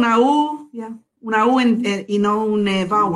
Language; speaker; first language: Spanish; non-native, fluent; English